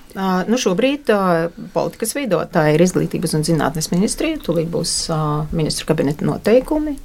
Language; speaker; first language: Latvian; native; Latvian